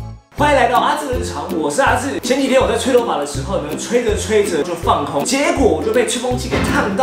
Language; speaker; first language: Chinese; native; Chinese